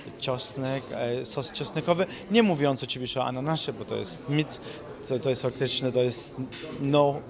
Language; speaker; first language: Polish; non-native, fluent; Italian